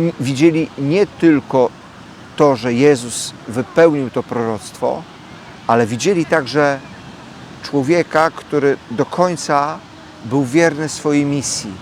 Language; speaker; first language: Polish; native; Polish